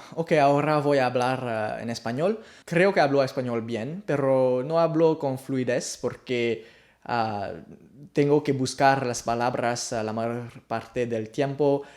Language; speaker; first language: Spanish; non-native, learner; Vietnamese